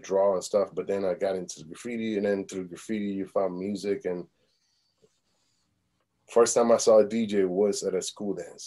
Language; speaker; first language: English; early bilingual, other home language; Spanish